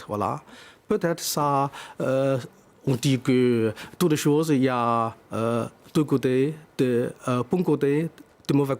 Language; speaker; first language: French; non-native, fluent; Chinese